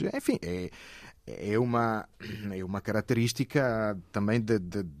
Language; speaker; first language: Portuguese; non-native, fluent; Italian